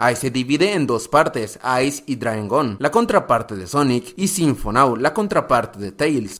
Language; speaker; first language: Spanish; native; Spanish